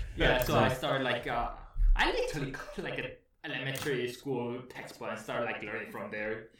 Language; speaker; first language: English; early bilingual, heritage; Spanish